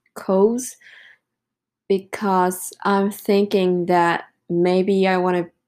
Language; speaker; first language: English; non-native, fluent; Japanese